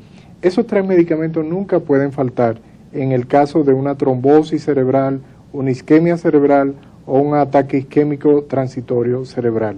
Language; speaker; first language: Spanish; native; Spanish